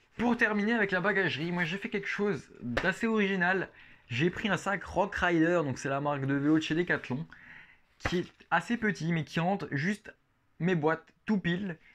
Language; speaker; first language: French; native; French